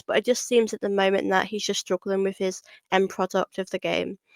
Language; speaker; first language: English; native; English